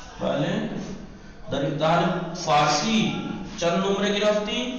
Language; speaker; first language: Persian; non-native, fluent; Urdu